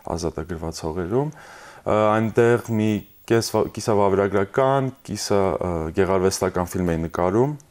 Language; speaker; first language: Armenian; early bilingual, heritage; Armenian